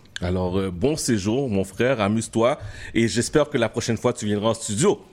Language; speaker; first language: French; native; French